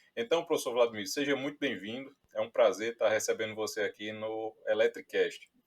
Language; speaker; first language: Portuguese; native; Portuguese